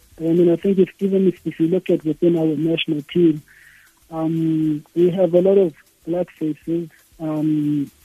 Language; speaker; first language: English; non-native, local second language; Xhosa